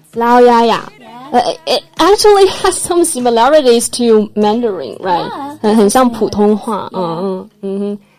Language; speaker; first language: English; non-native, fluent; Chinese